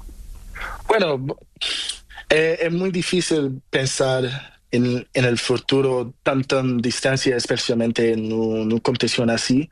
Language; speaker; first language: Spanish; non-native, learner; Portuguese